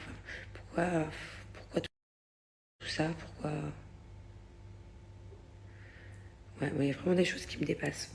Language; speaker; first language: French; native; French